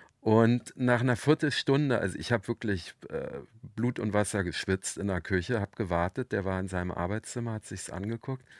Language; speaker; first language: German; native; German